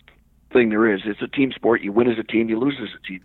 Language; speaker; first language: English; native; English